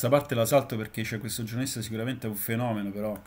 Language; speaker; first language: Italian; native; Italian